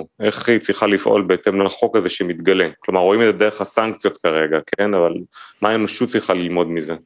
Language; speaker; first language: Hebrew; native; Hebrew